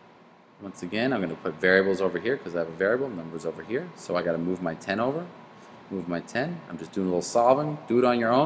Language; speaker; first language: English; native; English